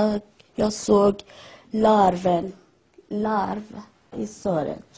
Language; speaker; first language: Swedish; non-native, learner; Persian